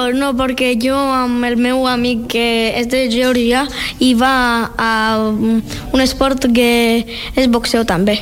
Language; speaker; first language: Catalan; non-native, learner; Georgian